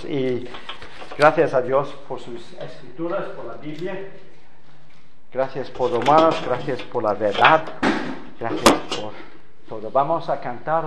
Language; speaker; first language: Spanish; non-native, fluent; English